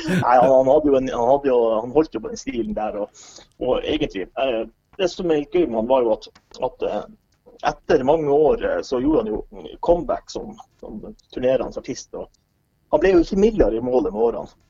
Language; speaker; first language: Norwegian; native; Norwegian